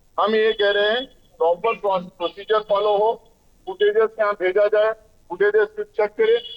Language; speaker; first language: Hindi; non-native, local second language; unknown